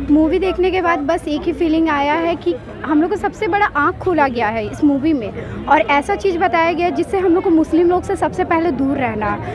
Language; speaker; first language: Hindi; native; Hindi